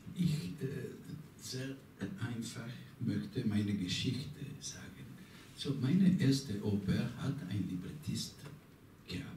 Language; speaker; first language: German; non-native, learner; Italian